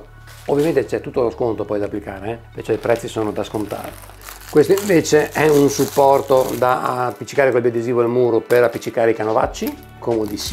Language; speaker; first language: Italian; native; Italian